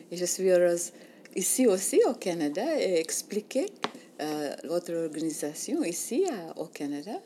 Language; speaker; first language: French; non-native, learner; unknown